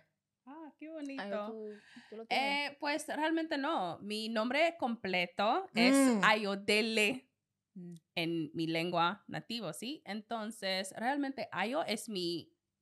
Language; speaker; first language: Spanish; non-native, learner; English